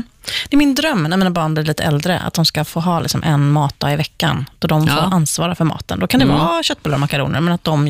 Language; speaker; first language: Swedish; native; Swedish